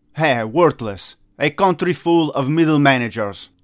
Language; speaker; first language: English; non-native, fluent; Italian